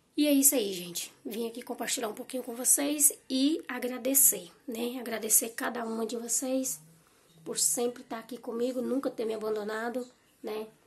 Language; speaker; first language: Portuguese; native; Portuguese